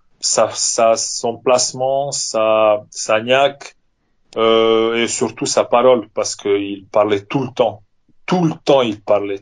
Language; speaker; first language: French; non-native, fluent; Serbian